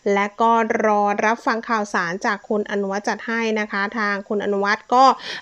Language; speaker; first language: Thai; native; Thai